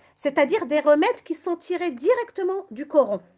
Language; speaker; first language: French; non-native, local second language; Arabic